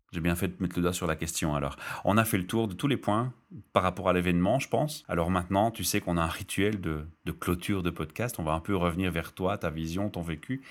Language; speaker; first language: French; native; French